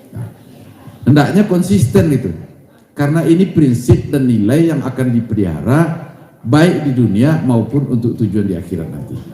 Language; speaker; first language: Indonesian; non-native, local second language; Minangkabau